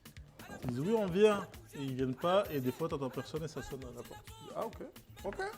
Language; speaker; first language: French; native; French